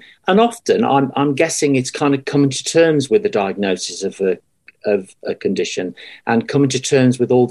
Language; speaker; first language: English; native; English